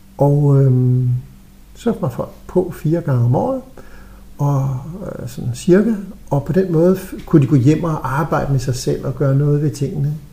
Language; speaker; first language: Danish; native; Danish